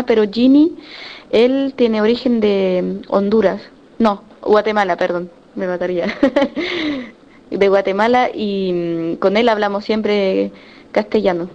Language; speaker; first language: Spanish; non-native, fluent; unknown